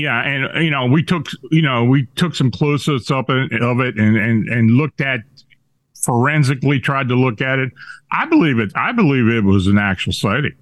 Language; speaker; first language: English; native; English